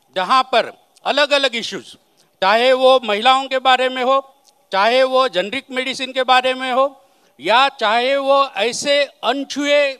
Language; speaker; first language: Hindi; non-native, local second language; Marathi